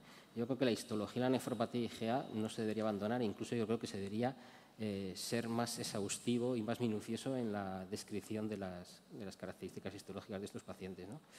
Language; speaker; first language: Spanish; native; Spanish